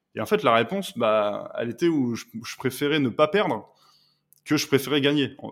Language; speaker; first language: French; native; French